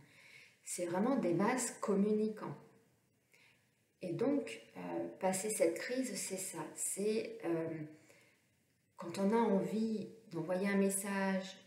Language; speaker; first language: French; native; French